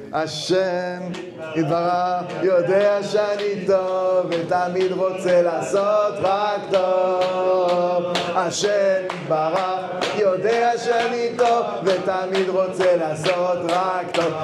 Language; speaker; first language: Hebrew; non-native, fluent; French